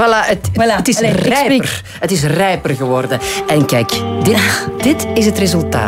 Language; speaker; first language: Dutch; native; Dutch